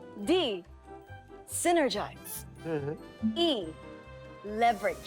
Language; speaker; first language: English; native; English